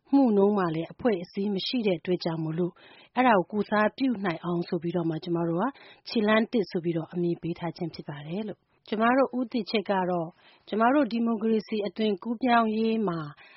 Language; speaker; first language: Burmese; non-native, local second language; Hakha Chin